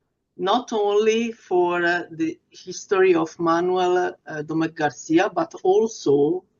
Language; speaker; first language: English; non-native, fluent; Italian